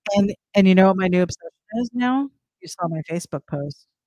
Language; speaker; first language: English; native; English